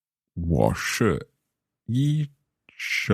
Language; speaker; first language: Chinese; non-native, learner; English